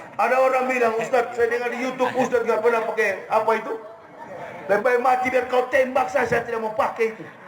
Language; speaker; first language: Indonesian; native; Indonesian